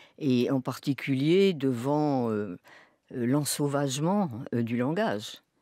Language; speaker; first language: French; native; French